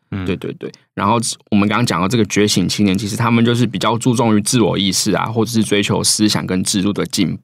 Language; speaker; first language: Chinese; native; Chinese